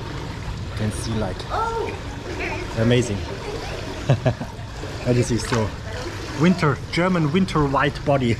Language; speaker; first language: English; non-native, fluent; German